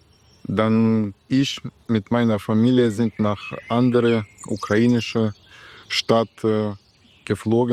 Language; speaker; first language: German; non-native, learner; Russian